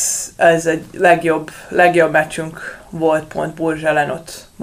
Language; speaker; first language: Hungarian; non-native, learner; Serbian